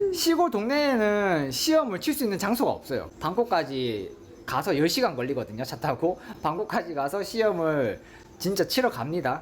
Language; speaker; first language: Korean; native; Korean